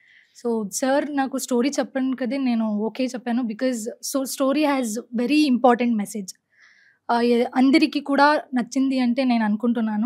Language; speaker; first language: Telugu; non-native, learner; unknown